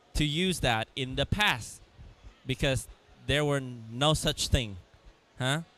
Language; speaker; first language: English; non-native, fluent; Vietnamese